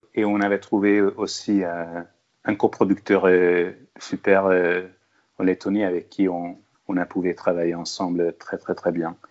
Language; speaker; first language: French; non-native, fluent; Hungarian